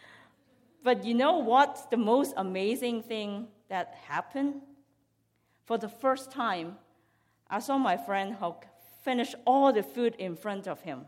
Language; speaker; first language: English; non-native, local second language; Cantonese